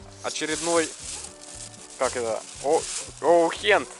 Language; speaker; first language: Russian; native; Russian